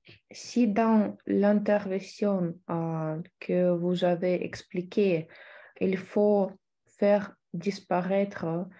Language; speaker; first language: French; non-native, fluent; Russian